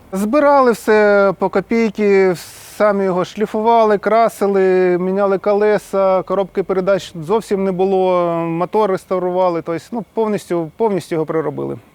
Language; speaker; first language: Ukrainian; non-native, local second language; Russian